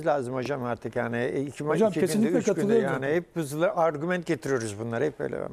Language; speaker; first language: Turkish; native; Turkish